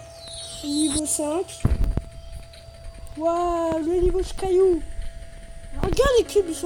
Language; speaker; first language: French; native; French